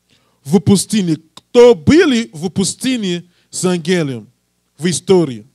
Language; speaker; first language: Russian; non-native, learner; English